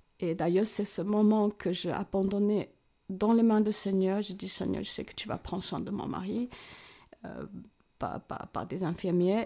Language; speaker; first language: French; non-native, fluent; Chinese